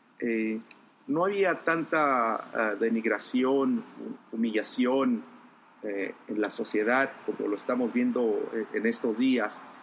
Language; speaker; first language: Spanish; non-native, local second language; Zapotec